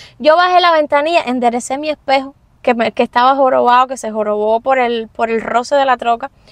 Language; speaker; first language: Spanish; native; Spanish